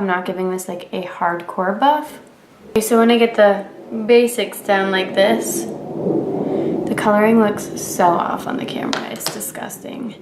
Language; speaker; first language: English; native; English